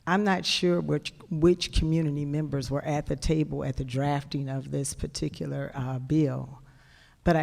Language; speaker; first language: English; native; English